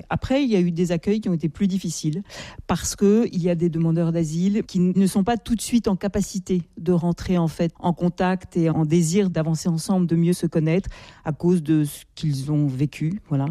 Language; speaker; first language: French; native; French